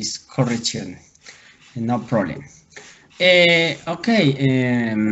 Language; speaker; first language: English; non-native, learner; Spanish